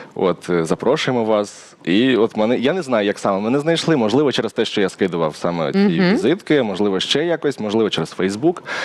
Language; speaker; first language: Ukrainian; native; Ukrainian